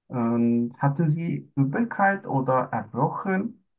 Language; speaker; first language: German; non-native, learner; Turkish